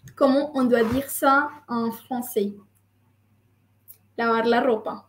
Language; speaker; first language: French; non-native, fluent; Spanish